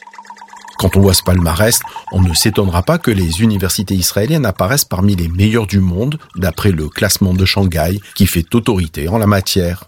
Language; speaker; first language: French; native; French